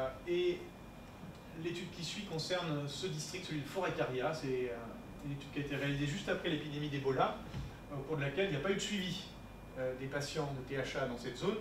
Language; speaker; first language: French; native; French